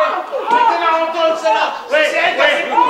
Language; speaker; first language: French; native; French